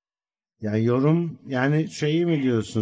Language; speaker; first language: Turkish; native; Turkish